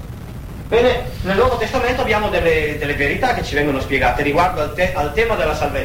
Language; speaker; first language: Italian; native; Italian